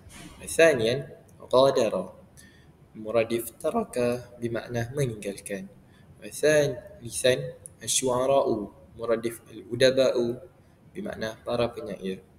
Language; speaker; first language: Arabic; non-native, learner; Malay